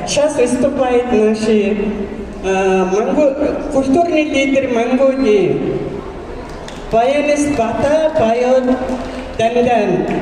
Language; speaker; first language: Russian; non-native, learner; Mongolian